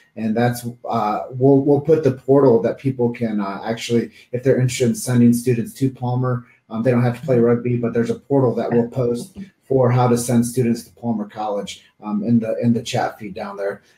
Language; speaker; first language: English; native; English